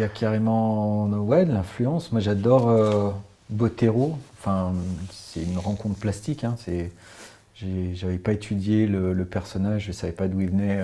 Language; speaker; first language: French; native; French